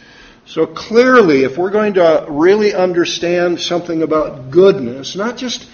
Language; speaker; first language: English; native; English